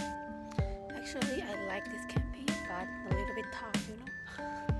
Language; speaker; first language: English; non-native, learner; Chinese